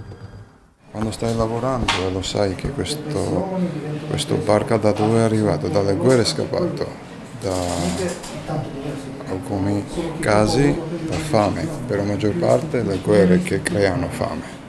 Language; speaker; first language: Italian; non-native, fluent; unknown